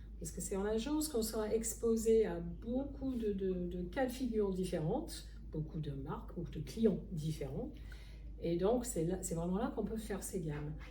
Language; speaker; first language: French; non-native, fluent; English